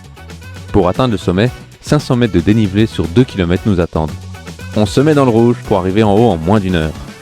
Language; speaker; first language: French; native; French